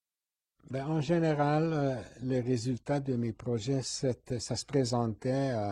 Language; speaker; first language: French; non-native, fluent; Hungarian